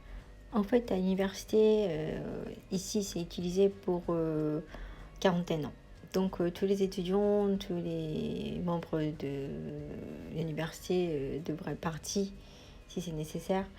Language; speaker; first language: French; non-native, fluent; Japanese